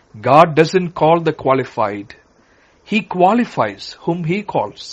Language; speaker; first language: English; non-native, local second language; Malayalam